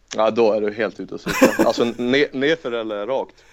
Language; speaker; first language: Swedish; native; Swedish